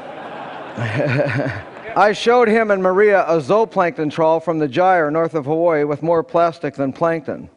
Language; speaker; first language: English; native; English